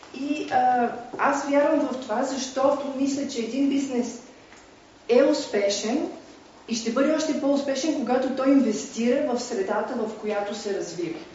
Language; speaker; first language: Bulgarian; native; Bulgarian